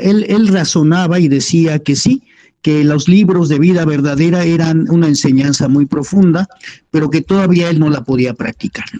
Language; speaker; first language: Spanish; native; Spanish